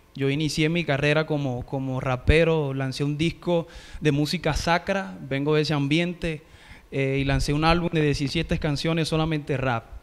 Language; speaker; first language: Spanish; native; Spanish